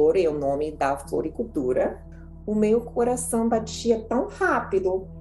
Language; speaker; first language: Portuguese; non-native, fluent; English